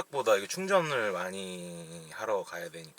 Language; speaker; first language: Korean; native; Korean